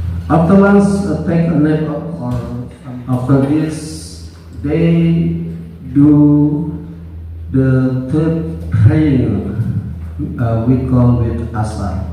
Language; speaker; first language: English; non-native, learner; Indonesian